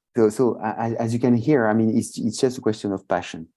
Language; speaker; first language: English; non-native, fluent; French